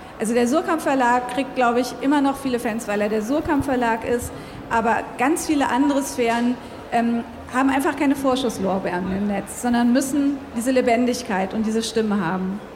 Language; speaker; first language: German; native; German